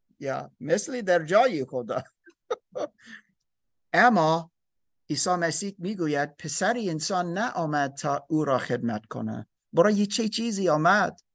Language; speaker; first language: Persian; non-native, learner; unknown